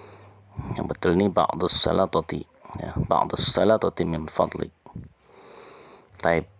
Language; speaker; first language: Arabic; non-native, fluent; Indonesian